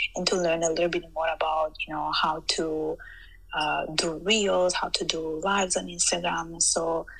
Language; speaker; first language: English; early bilingual, heritage; Italian